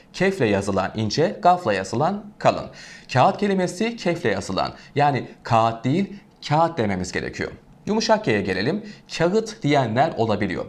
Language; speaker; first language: Turkish; native; Turkish